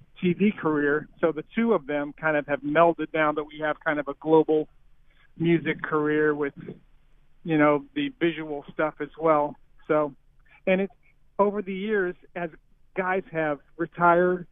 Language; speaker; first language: English; native; English